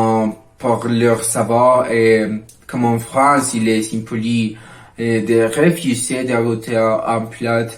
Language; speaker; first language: French; non-native, learner; Spanish